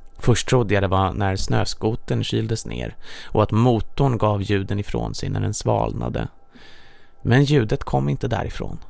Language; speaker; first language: Swedish; native; Swedish